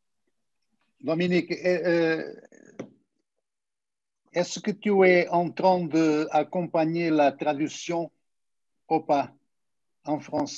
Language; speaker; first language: French; non-native, fluent; Portuguese